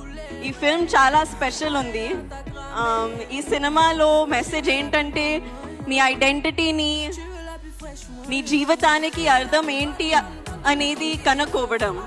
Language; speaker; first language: Telugu; non-native, learner; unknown